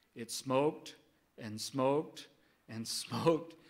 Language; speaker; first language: English; native; English